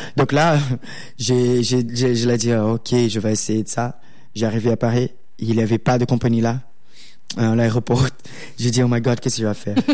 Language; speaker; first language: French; non-native, learner; Portuguese